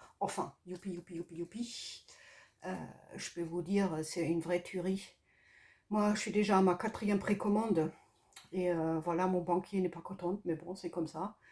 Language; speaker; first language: French; non-native, fluent; German